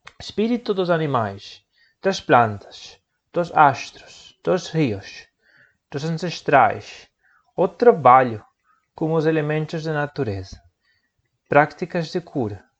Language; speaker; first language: Portuguese; non-native, learner; Spanish